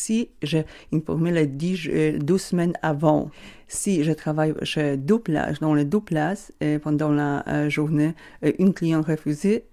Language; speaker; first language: French; non-native, learner; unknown